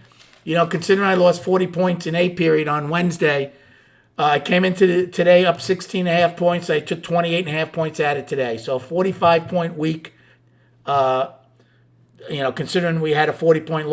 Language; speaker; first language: English; native; English